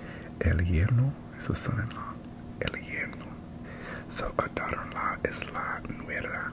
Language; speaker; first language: Spanish; non-native, learner; English